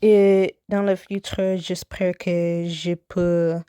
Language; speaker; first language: French; non-native, learner; English